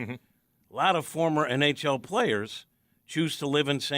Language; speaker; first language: English; native; English